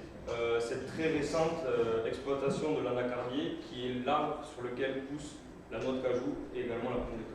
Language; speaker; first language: French; native; French